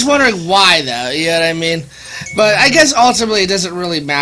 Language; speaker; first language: English; native; English